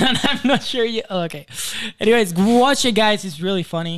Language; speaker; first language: English; non-native, fluent; Spanish